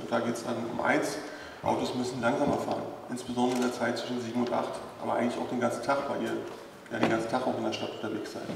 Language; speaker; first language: German; native; German